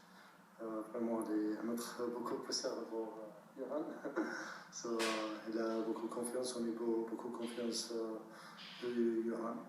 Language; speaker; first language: French; non-native, learner; Arabic